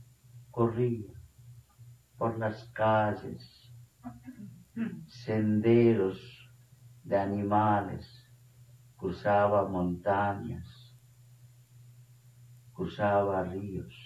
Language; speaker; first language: Spanish; non-native, fluent; Bangla